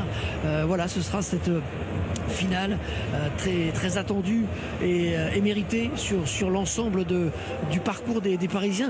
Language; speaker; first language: French; native; French